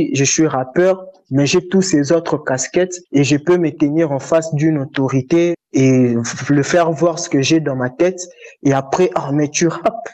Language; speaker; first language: French; non-native, local second language; Lingala